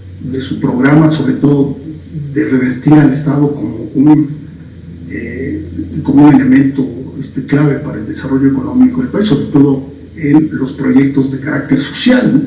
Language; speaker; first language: Spanish; native; Spanish